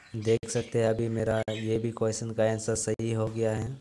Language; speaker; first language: Hindi; non-native, local second language; Bangla